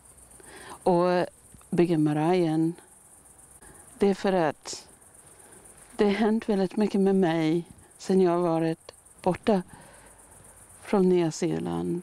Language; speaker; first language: Swedish; non-native, fluent; Māori